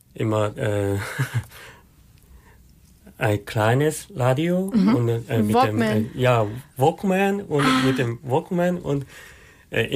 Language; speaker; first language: German; non-native, learner; Korean